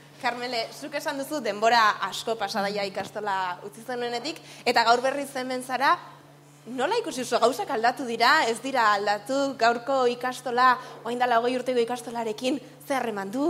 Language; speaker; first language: Basque; native; Basque